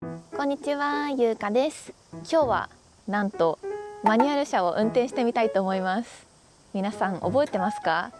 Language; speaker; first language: Japanese; native; Japanese